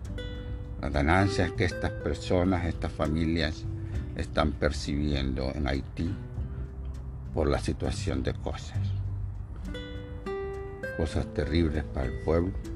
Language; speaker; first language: Spanish; native; Spanish